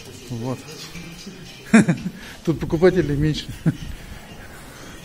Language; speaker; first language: Russian; native; Russian